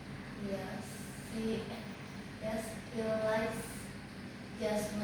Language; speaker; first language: English; non-native, learner; Indonesian